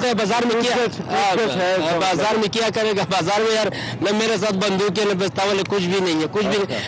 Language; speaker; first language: Hindi; non-native, local second language; Pashto